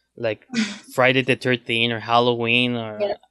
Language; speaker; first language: English; non-native, fluent; Spanish